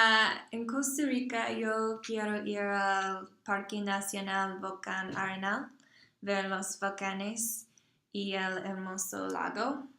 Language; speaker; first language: Spanish; non-native, learner; English